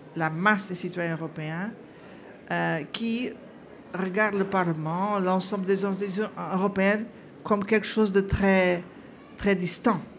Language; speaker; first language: French; non-native, fluent; Portuguese